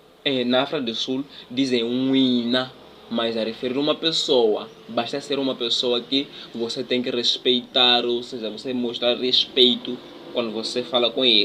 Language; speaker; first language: Portuguese; non-native, local second language; Tsonga